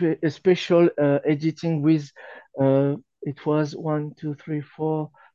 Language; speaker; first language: English; non-native, fluent; French